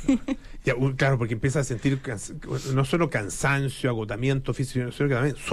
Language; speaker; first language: Spanish; native; Spanish